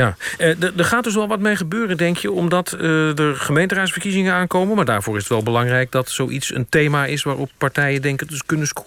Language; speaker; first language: Dutch; native; Dutch